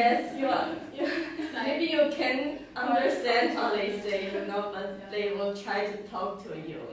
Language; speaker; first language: English; non-native, learner; Chinese